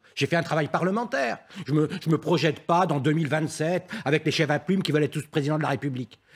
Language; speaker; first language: French; native; French